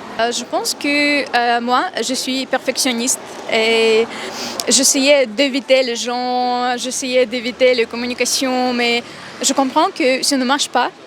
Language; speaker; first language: French; non-native, fluent; Russian